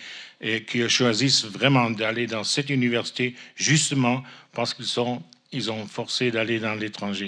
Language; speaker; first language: French; non-native, fluent; German